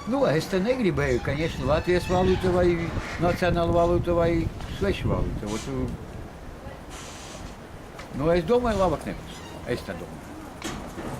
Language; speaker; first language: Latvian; non-native, local second language; Russian